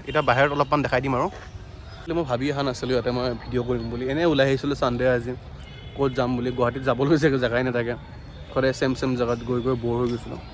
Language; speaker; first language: Assamese; native; Assamese